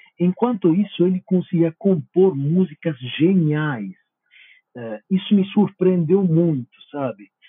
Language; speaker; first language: Portuguese; non-native, fluent; Italian